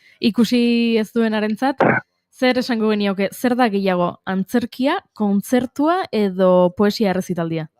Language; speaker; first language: Basque; native; Basque